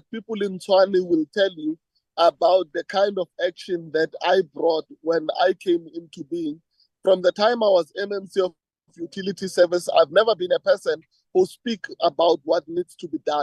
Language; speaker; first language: English; non-native, local second language; Tswana